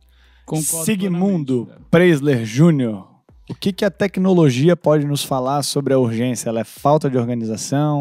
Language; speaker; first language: Portuguese; native; Portuguese